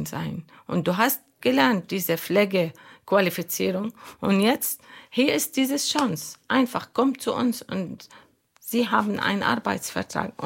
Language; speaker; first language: German; non-native, learner; Arabic